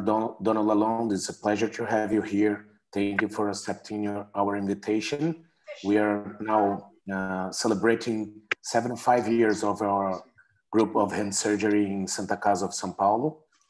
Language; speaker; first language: English; non-native, fluent; Portuguese